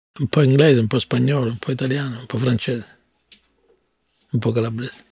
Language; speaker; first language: Italian; native; Italian